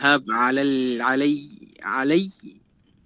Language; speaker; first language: Arabic; non-native, learner; Urdu